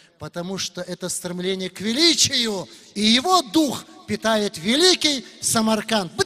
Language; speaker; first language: Russian; non-native, local second language; Uzbek